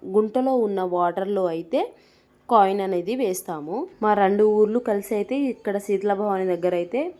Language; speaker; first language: Telugu; non-native, local second language; Lambadi